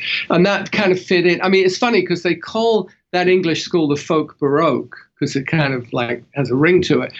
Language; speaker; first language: English; native; English